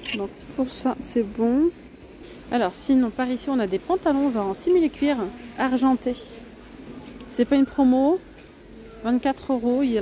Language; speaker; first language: French; native; French